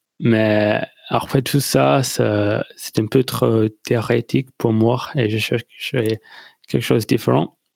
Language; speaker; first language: French; non-native, learner; English